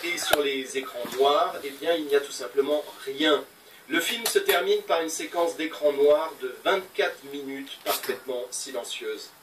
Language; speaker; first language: French; native; French